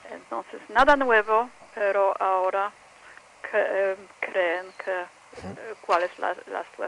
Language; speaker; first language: Spanish; non-native, fluent; Polish